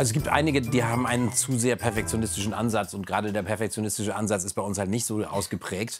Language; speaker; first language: German; native; German